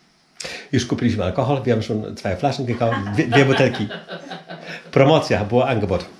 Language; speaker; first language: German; non-native, fluent; Polish